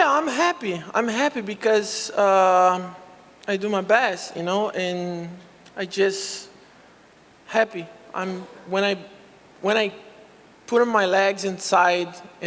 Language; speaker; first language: English; non-native, local second language; Portuguese